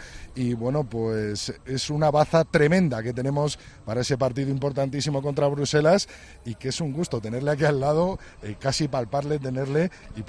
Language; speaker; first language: Spanish; native; Spanish